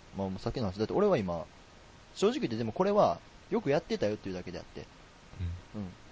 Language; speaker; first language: Japanese; native; Japanese